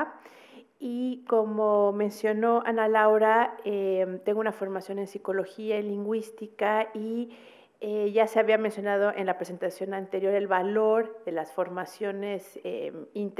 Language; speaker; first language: Spanish; native; Spanish